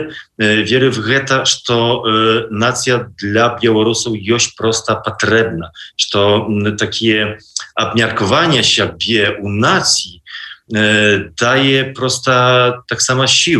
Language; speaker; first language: Belarusian; non-native, local second language; Polish